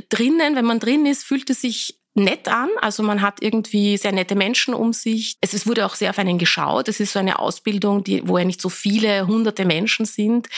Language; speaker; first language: German; early bilingual, other home language; Persian